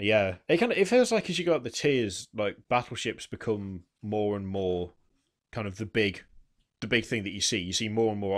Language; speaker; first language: English; native; English